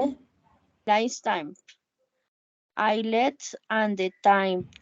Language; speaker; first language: English; non-native, learner; Spanish